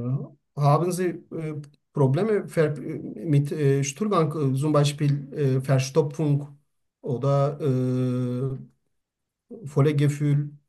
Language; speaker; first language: German; non-native, learner; Turkish